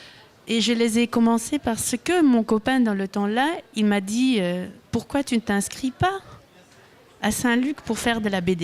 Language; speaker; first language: French; non-native, local second language; Dutch